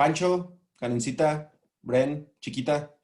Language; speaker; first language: Spanish; native; Spanish